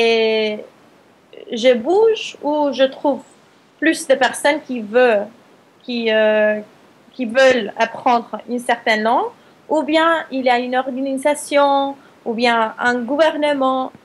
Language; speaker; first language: French; non-native, fluent; Spanish